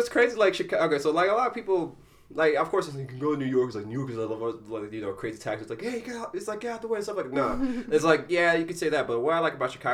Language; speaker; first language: English; early bilingual, other home language; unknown